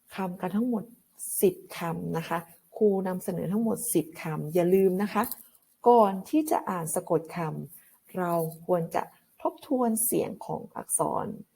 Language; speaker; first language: Thai; native; Thai